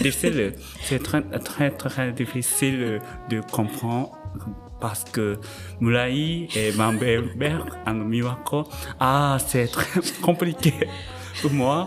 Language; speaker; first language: French; non-native, learner; Japanese